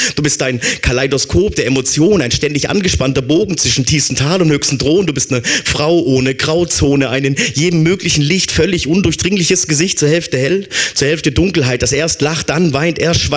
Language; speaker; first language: German; native; German